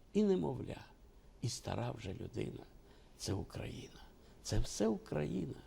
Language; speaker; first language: Ukrainian; non-native, local second language; Russian